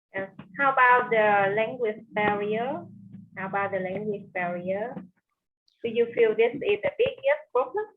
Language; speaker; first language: English; non-native, learner; Vietnamese